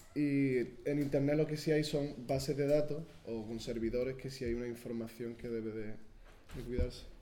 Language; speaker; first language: Spanish; native; Spanish